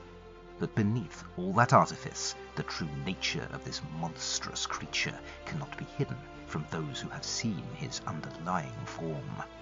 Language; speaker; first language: English; native; English